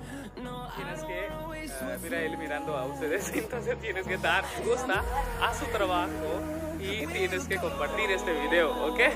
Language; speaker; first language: Spanish; non-native, learner; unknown